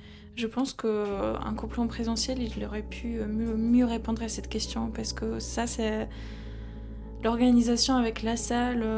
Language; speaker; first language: French; non-native, fluent; Polish